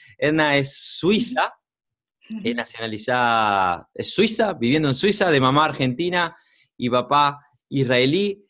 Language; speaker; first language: Spanish; native; Spanish